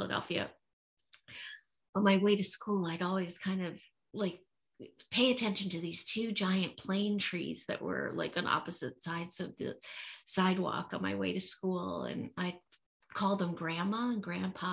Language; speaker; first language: English; native; English